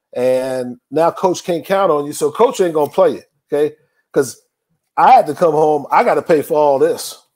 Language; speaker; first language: English; native; English